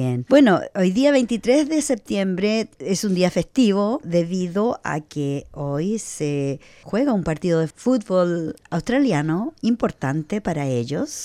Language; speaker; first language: Spanish; native; Spanish